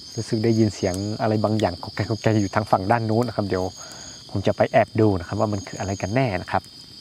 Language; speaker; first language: Thai; native; Thai